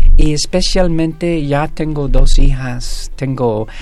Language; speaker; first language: Spanish; non-native, fluent; English